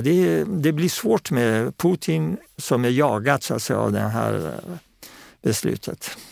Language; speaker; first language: Swedish; non-native, fluent; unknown